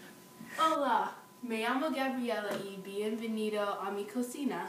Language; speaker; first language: Spanish; non-native, learner; English